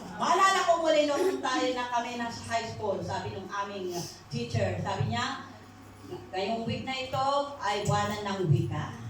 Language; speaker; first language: Filipino; non-native, local second language; Iloko